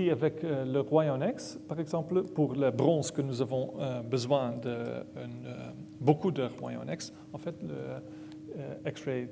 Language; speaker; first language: French; non-native, learner; Dutch